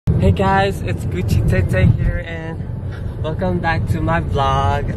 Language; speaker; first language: English; native; English